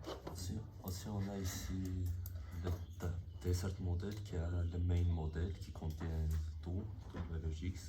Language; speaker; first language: French; non-native, learner; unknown